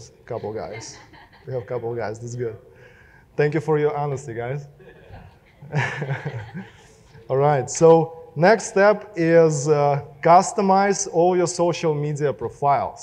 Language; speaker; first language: English; non-native, fluent; Russian